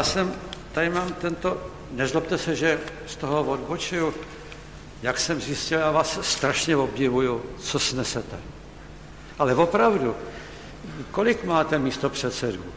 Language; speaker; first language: Czech; native; Czech